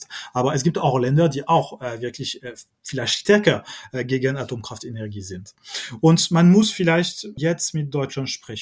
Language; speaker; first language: German; non-native, fluent; French